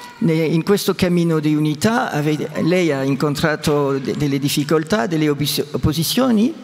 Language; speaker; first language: Italian; non-native, fluent; French